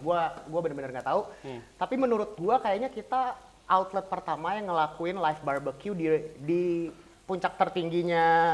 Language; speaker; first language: Indonesian; native; Indonesian